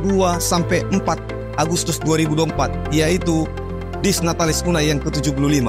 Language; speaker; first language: Indonesian; native; Indonesian